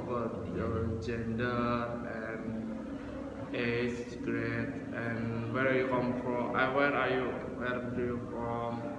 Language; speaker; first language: English; non-native, learner; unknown